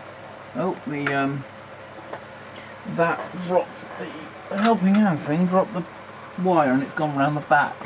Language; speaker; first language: English; native; English